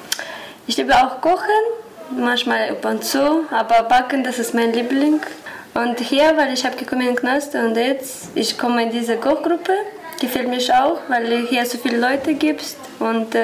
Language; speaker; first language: German; non-native, learner; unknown